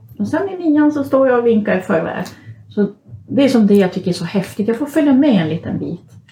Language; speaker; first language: Swedish; early bilingual, other home language; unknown